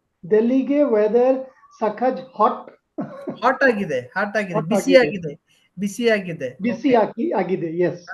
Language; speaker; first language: Kannada; non-native, learner; Hindi